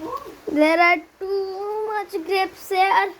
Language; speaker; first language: English; non-native, learner; Nepali